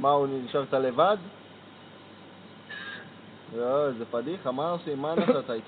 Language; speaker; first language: Hebrew; native; Hebrew